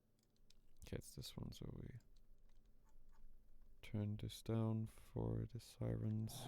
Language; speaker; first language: English; non-native, fluent; German